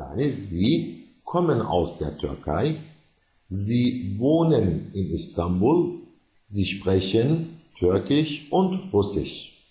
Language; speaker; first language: German; non-native, fluent; Turkish